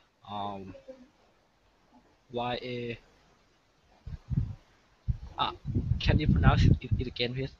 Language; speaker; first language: English; non-native, learner; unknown